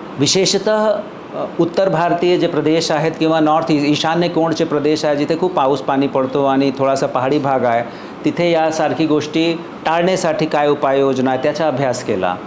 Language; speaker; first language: Marathi; non-native, fluent; Hindi